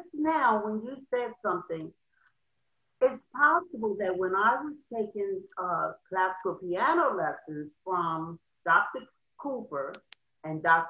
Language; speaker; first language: English; native; English